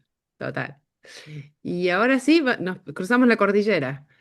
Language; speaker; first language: Spanish; native; Spanish